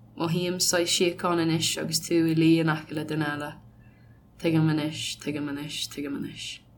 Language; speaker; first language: Irish; non-native, local second language; English